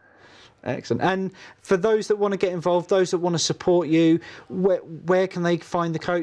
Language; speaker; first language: English; native; English